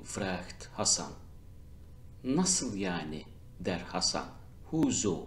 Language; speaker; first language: Dutch; non-native, learner; Turkish